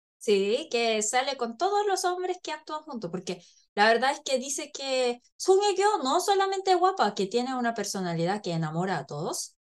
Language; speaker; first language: Spanish; non-native, fluent; Korean